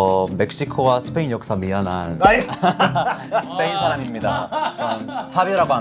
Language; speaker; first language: Korean; non-native, fluent; Spanish